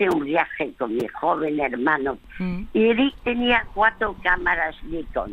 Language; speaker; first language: Spanish; early bilingual, other home language; French